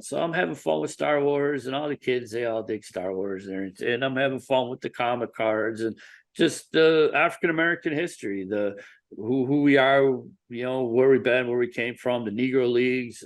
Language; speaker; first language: English; native; English